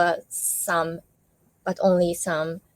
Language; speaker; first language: English; non-native, learner; Japanese